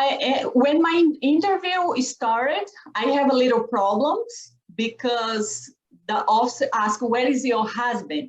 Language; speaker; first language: English; non-native, learner; Portuguese